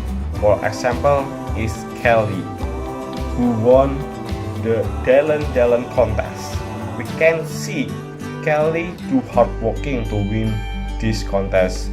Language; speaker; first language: English; non-native, learner; Indonesian